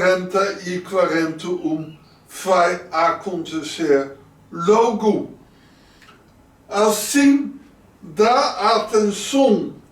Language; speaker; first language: Portuguese; non-native, learner; Dutch